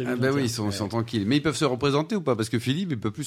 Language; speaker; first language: French; native; French